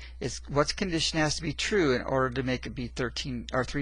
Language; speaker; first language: English; native; English